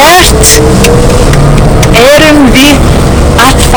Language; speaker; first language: Icelandic; non-native, learner; English